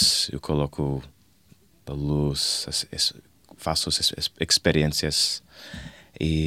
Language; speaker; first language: Portuguese; non-native, learner; English